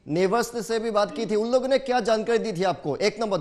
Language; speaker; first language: Hindi; non-native, local second language; Assamese